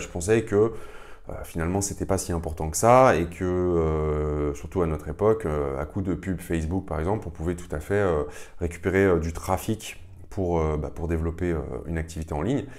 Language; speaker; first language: French; native; French